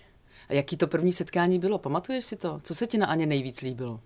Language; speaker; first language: Czech; native; Czech